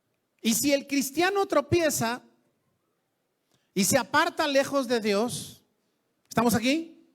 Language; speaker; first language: Spanish; native; Spanish